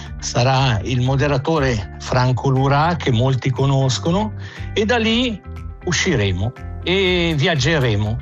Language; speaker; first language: Italian; native; Italian